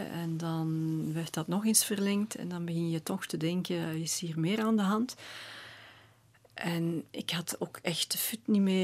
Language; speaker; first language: Dutch; native; Dutch